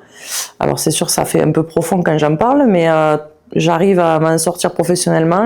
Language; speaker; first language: French; native; French